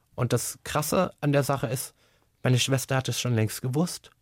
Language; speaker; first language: German; native; German